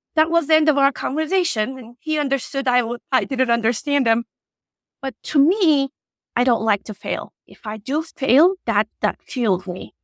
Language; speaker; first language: English; non-native, fluent; Turkish